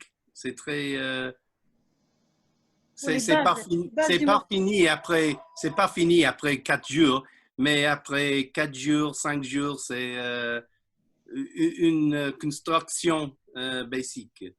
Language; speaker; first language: French; non-native, learner; English